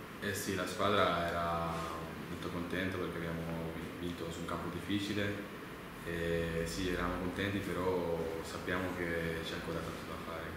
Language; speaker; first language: Italian; non-native, learner; Spanish